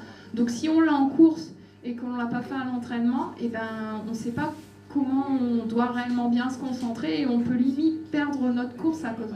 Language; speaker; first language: French; native; French